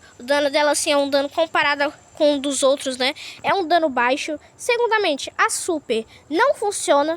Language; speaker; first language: Portuguese; native; Portuguese